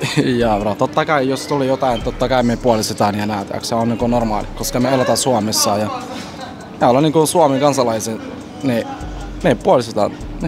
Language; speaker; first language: Finnish; early bilingual, other home language; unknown